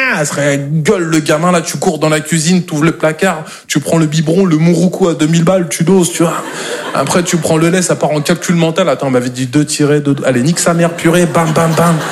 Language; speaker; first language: French; native; French